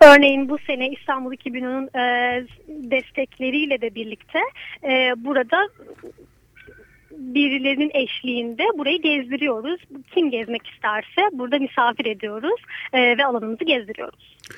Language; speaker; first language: Turkish; native; Turkish